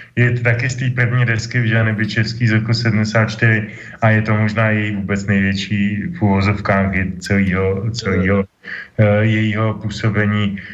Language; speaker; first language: Czech; native; Czech